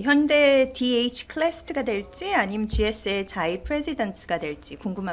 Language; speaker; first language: Korean; native; Korean